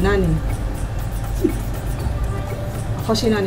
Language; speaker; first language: Japanese; non-native, learner; Filipino